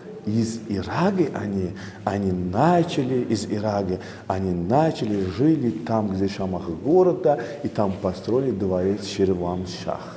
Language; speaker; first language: Russian; non-native, local second language; Azerbaijani